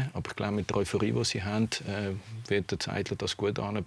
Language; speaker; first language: German; native; German